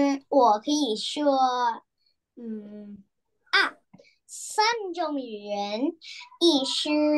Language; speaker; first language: Chinese; non-native, learner; Vietnamese